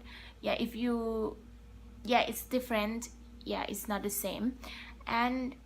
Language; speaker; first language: English; non-native, learner; Thai